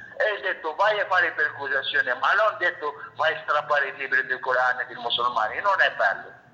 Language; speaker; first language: Italian; non-native, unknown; Arabic